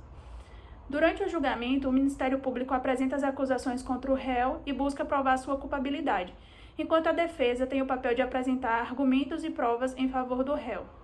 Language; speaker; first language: Portuguese; native; Portuguese